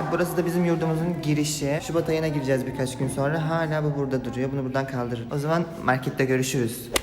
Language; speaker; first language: Turkish; native; Turkish